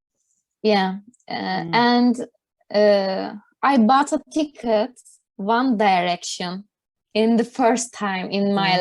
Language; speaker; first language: English; non-native, learner; Turkish